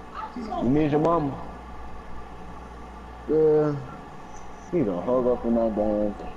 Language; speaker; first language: English; native; English